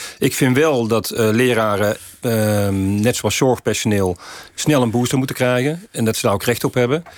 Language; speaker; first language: Dutch; native; Dutch